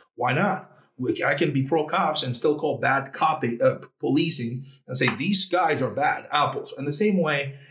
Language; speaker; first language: English; early bilingual, heritage; Arabic